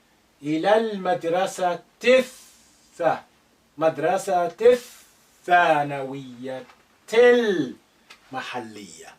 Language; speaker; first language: Arabic; non-native, fluent; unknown